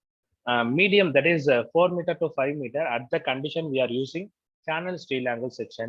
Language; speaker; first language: English; non-native, local second language; Tamil